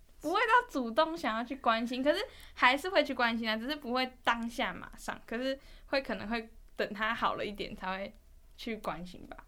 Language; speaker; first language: Chinese; native; Chinese